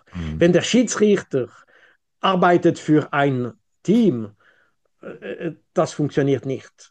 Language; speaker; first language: German; non-native, local second language; French